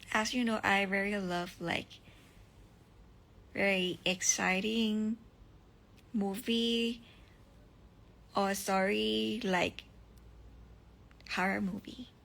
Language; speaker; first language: English; non-native, learner; Thai